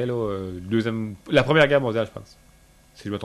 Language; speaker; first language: French; native; French